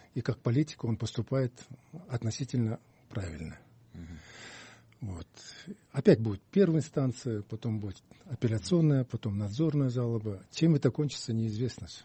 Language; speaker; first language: Russian; non-native, local second language; Kyrgyz